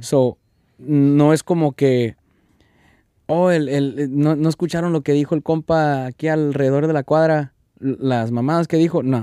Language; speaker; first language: Spanish; early bilingual, heritage; Spanish